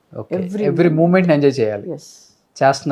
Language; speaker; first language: Telugu; native; Telugu